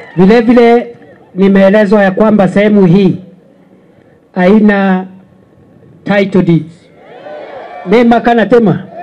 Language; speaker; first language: Swahili; non-native, local second language; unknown